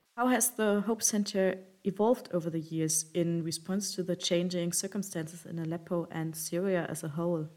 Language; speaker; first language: English; non-native, fluent; German